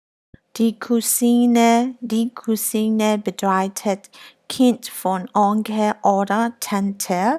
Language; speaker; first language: German; non-native, learner; Burmese